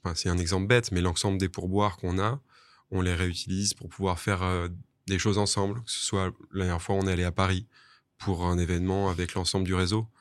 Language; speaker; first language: French; native; French